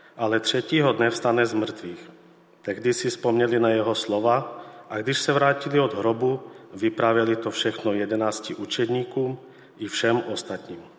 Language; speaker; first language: Czech; native; Czech